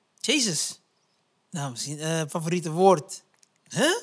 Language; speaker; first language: Dutch; native; Dutch